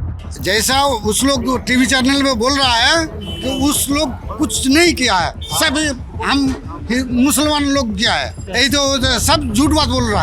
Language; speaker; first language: Hindi; non-native, local second language; Bangla